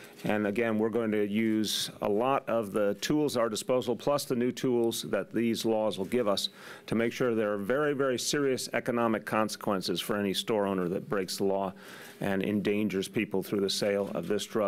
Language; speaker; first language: English; native; English